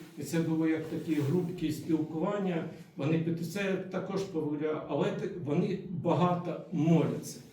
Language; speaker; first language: Ukrainian; non-native, local second language; Russian